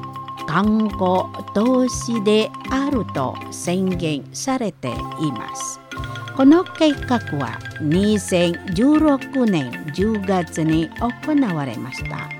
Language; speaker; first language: Japanese; non-native, learner; Indonesian